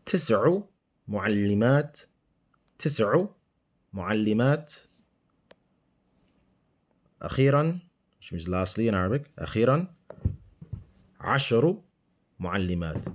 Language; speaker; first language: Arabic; non-native, fluent; English